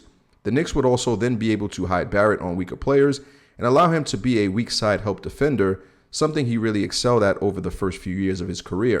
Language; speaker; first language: English; native; English